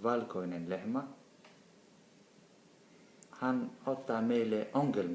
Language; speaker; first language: Finnish; non-native, learner; Somali